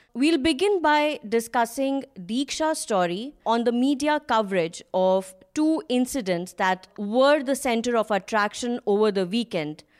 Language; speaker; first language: English; non-native, local second language; Hindi